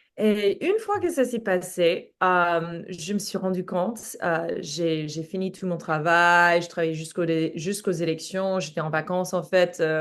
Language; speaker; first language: French; non-native, fluent; English